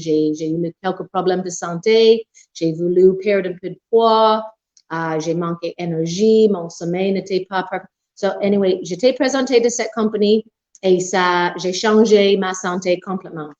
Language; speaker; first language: French; non-native, local second language; English